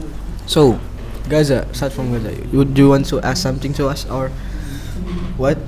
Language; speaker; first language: English; non-native, learner; Indonesian